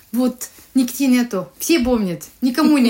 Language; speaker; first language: Russian; non-native, learner; Estonian